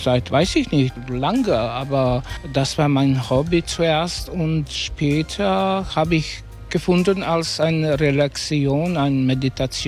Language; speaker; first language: German; non-native, learner; Croatian